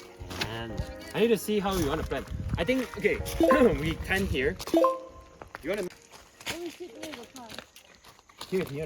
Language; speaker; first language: English; non-native, local second language; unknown